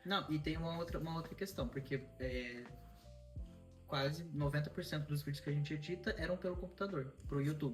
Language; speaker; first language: Portuguese; native; Portuguese